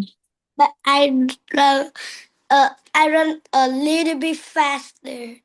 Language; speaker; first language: English; non-native, learner; Vietnamese